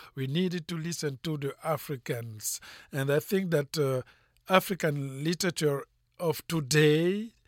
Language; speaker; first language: English; non-native, fluent; French